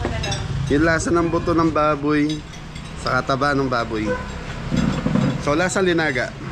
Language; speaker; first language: Filipino; native; Filipino